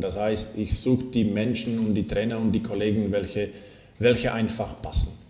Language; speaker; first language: German; non-native, fluent; Slovak